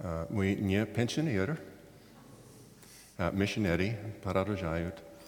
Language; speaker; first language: Russian; non-native, learner; English